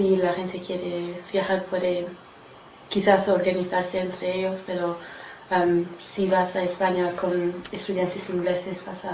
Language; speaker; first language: Spanish; non-native, learner; English